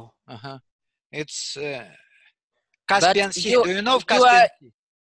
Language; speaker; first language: English; non-native, learner; Russian